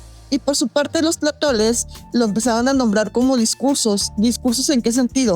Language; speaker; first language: Spanish; native; Spanish